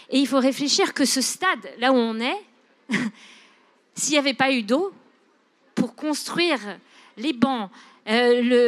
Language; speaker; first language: French; non-native, local second language; English